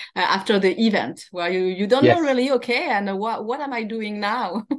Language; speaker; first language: English; non-native, fluent; French